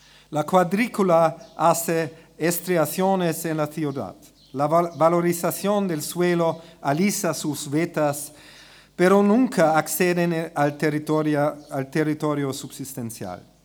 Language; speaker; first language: Spanish; non-native, learner; German